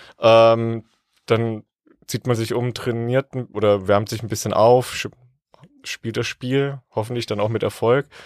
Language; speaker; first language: German; native; German